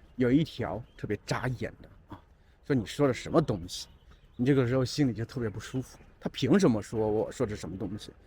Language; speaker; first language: Chinese; native; Chinese